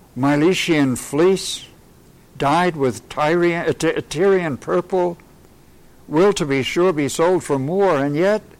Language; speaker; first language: English; native; English